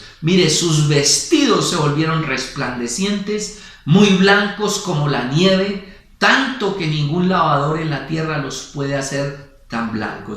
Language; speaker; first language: Spanish; native; Spanish